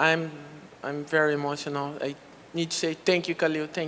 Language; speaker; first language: English; non-native, local second language; Portuguese